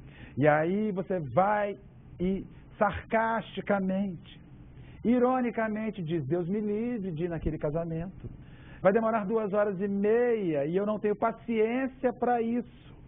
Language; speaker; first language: Portuguese; native; Portuguese